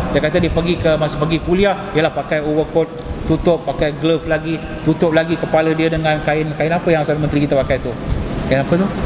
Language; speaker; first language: Malay; non-native, local second language; Tamil